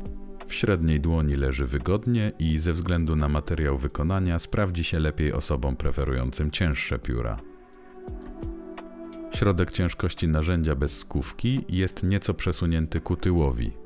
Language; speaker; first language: Polish; native; Polish